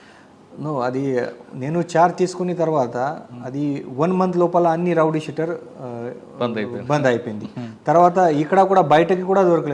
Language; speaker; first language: Telugu; non-native, learner; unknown